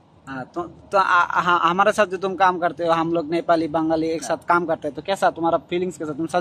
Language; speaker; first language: Hindi; non-native, learner; Bangla